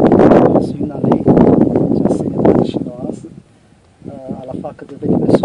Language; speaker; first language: French; non-native, learner; Chinese